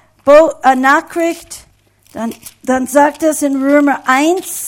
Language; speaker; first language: German; non-native, fluent; English